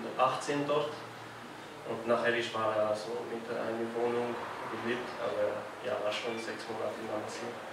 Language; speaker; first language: German; non-native, local second language; French